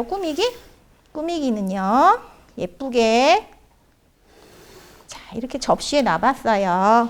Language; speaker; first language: Korean; native; Korean